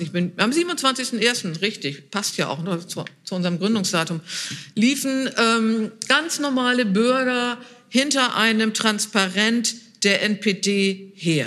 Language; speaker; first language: German; native; German